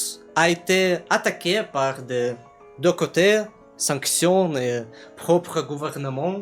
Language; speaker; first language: French; non-native, learner; Russian